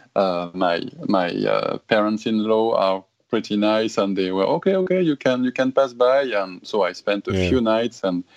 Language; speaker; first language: English; non-native, fluent; French